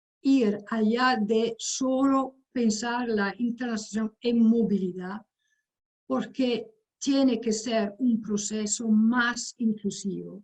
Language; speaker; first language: Spanish; non-native, fluent; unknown